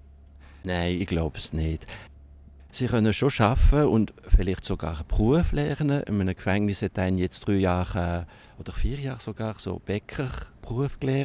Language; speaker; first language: German; non-native, local second language; French